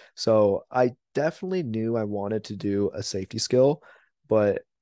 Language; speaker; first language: English; native; English